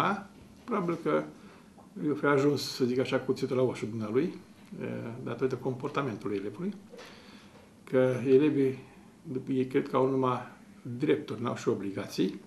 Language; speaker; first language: Romanian; native; Romanian